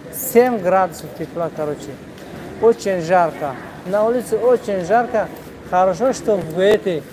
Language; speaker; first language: Russian; non-native, local second language; Tajik